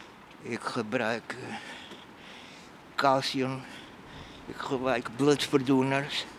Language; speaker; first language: Dutch; non-native, fluent; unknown